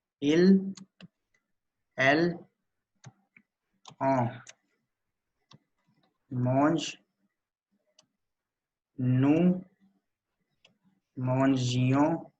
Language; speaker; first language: French; non-native, learner; Hindi